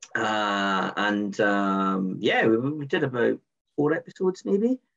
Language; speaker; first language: English; native; English